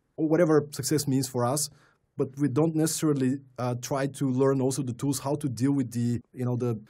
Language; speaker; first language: English; non-native, fluent; Bulgarian